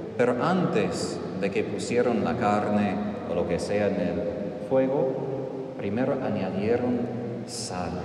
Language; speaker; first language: Spanish; non-native, fluent; English